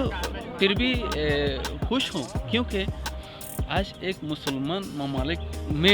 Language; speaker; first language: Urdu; non-native, learner; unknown